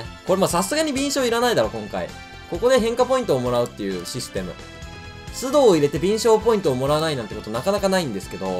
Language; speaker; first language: Japanese; native; Japanese